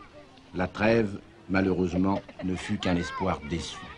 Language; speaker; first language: French; native; French